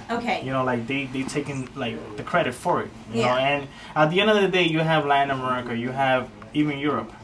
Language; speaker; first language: English; native; English